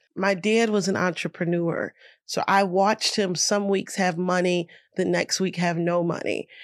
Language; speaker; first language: English; native; English